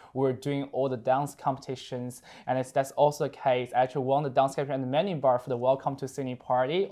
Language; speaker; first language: English; non-native, fluent; Chinese